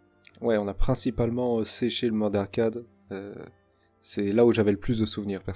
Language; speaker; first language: French; native; French